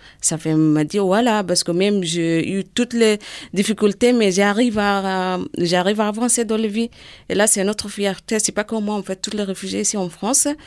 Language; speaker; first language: French; non-native, learner; Arabic